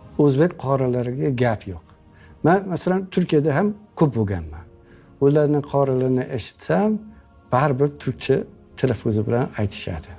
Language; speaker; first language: Uzbek; non-native, fluent; English